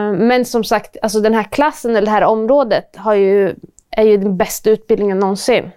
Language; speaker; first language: Swedish; native; Swedish